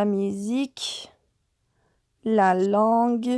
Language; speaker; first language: French; non-native, fluent; Spanish